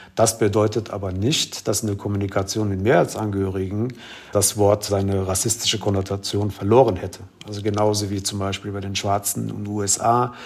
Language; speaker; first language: German; early bilingual, other home language; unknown